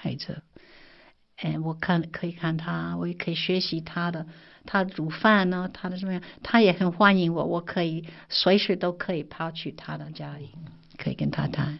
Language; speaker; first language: Chinese; non-native, fluent; English